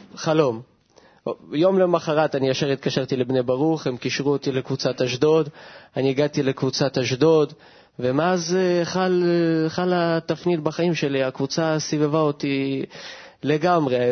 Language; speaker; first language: Hebrew; early bilingual, other home language; Russian